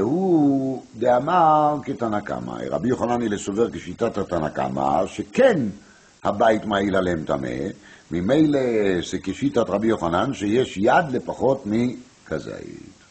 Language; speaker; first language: Hebrew; non-native, fluent; French